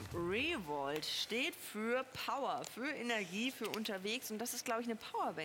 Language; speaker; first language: German; native; German